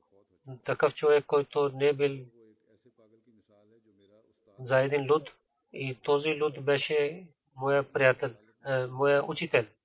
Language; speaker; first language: Bulgarian; non-native, learner; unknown